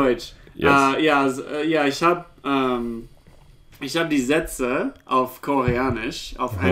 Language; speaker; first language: German; non-native, fluent; English